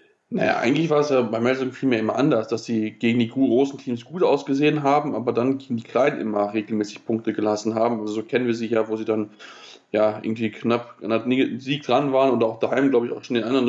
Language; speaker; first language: German; native; German